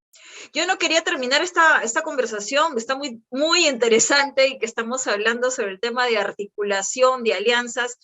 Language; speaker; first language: Spanish; native; Spanish